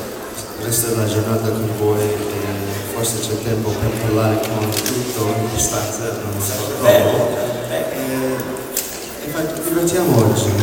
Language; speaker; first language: Italian; non-native, learner; English